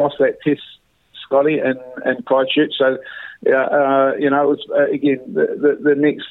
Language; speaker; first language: English; native; English